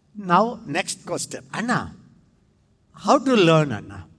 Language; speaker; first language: English; non-native, local second language; Tamil